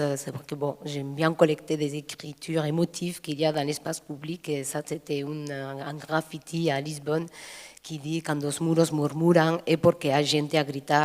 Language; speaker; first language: French; non-native, fluent; Spanish